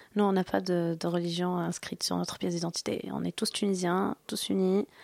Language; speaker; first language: French; non-native, local second language; Arabic